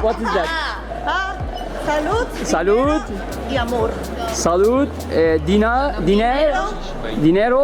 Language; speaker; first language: Spanish; non-native, learner; Turkish